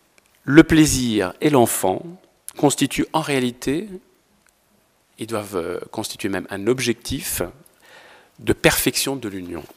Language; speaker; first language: French; native; French